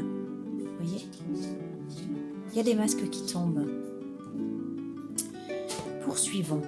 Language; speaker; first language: French; native; French